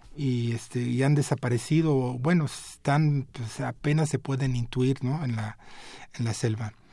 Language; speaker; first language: Spanish; non-native, fluent; French